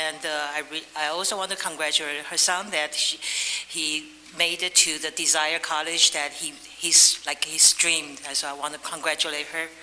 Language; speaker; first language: English; non-native, fluent; Chinese